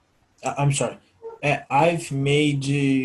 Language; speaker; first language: English; non-native, learner; Portuguese